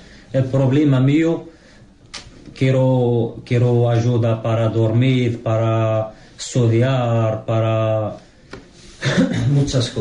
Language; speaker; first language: Spanish; non-native, learner; Arabic